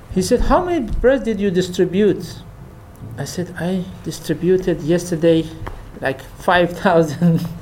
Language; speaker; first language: English; non-native, fluent; Persian